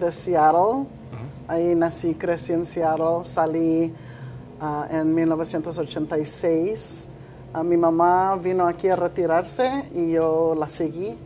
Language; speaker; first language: Spanish; early bilingual, heritage; Spanish